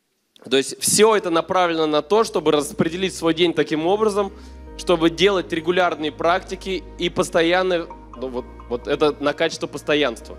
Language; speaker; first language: Russian; native; Russian